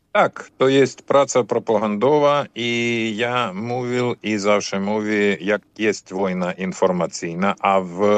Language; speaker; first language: Polish; non-native, fluent; Ukrainian